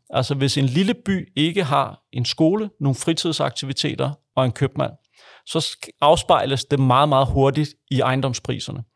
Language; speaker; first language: Danish; native; Danish